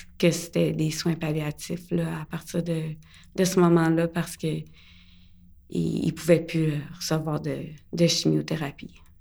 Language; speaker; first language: French; early bilingual, other home language; English